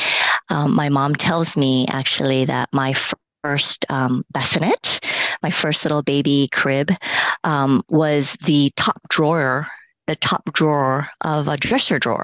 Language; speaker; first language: English; early bilingual, other home language; Cantonese